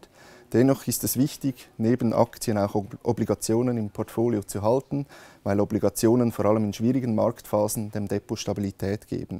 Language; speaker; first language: German; native; German